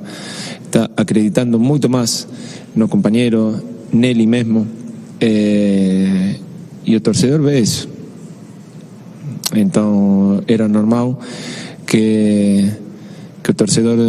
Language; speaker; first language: Portuguese; non-native, fluent; Spanish